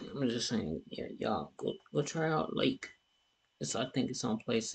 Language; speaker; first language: English; native; English